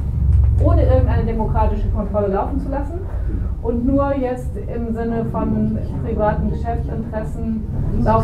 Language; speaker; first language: German; native; German